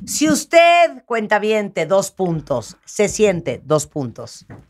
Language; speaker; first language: Spanish; native; Spanish